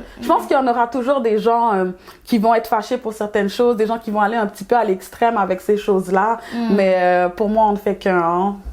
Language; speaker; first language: French; early bilingual, other home language; Haitian Creole